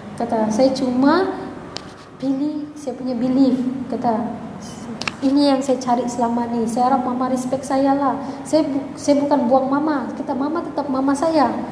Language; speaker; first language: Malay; native; Malay